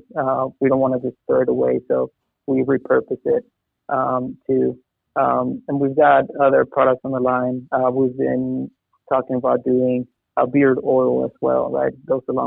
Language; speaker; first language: English; early bilingual, other home language; Spanish